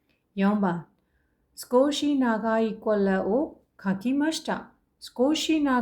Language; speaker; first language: Japanese; non-native, fluent; Burmese